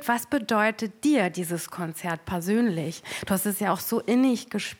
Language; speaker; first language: German; native; German